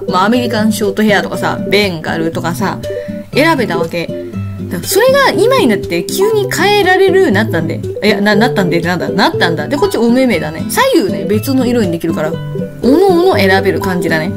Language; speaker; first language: Japanese; native; Japanese